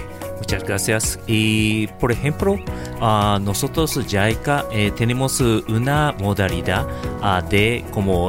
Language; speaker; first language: Spanish; non-native, learner; Japanese